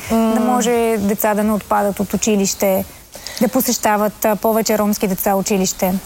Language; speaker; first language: Bulgarian; native; Bulgarian